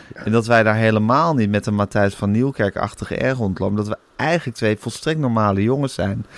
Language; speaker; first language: Dutch; native; Dutch